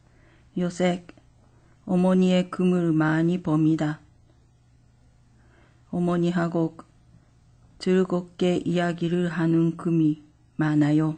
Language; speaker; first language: Korean; non-native, fluent; Japanese